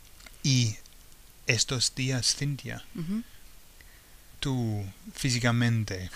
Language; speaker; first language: Spanish; non-native, fluent; English